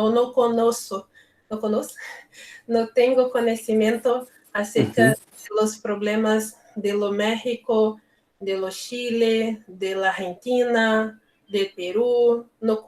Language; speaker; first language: Spanish; non-native, learner; Portuguese